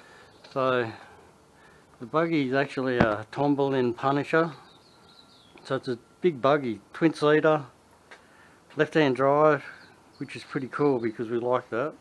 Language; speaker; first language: English; native; English